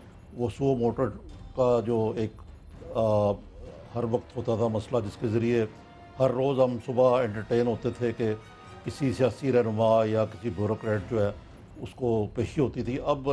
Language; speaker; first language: Urdu; native; Urdu